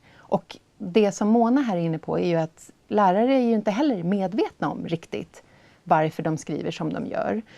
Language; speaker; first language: Swedish; native; Swedish